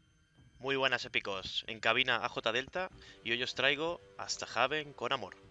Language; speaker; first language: Spanish; native; Spanish